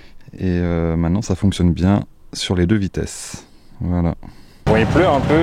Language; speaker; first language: French; native; French